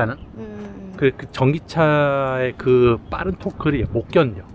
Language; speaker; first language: Korean; native; Korean